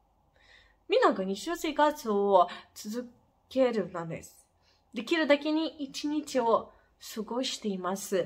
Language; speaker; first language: Japanese; non-native, fluent; Ukrainian